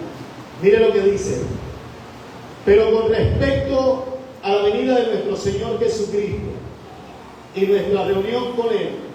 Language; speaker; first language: Spanish; native; Spanish